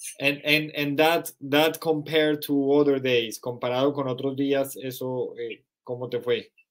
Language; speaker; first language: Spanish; native; Spanish